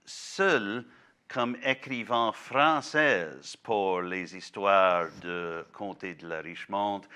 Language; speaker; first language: French; non-native, local second language; English